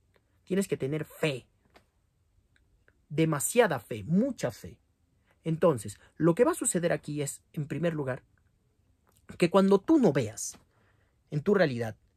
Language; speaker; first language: Spanish; native; Spanish